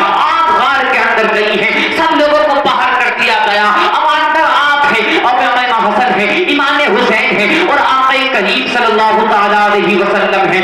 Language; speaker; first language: Urdu; native; Urdu